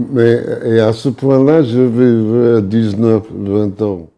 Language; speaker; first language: French; non-native, fluent; English